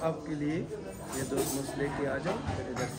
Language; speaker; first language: Hindi; non-native, learner; Uyghur